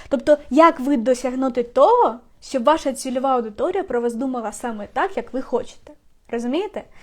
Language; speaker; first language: Ukrainian; non-native, local second language; Russian